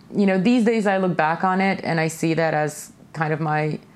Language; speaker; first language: English; early bilingual, other home language; Russian